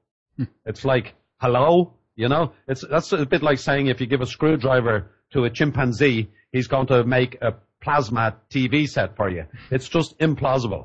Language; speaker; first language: English; native; English